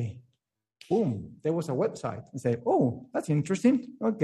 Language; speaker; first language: English; non-native, fluent; Spanish